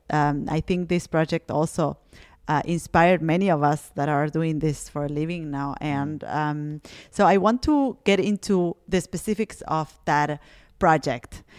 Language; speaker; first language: English; non-native, fluent; Spanish